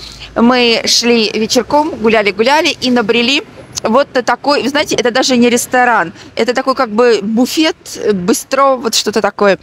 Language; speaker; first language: Russian; native; Russian